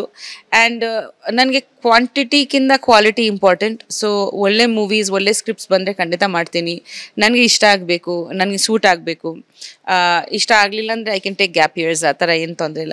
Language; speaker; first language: Kannada; non-native, fluent; Bangla